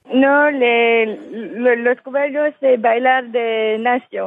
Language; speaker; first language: Spanish; non-native, learner; French